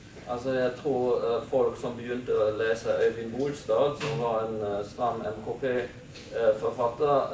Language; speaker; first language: Norwegian; non-native, fluent; German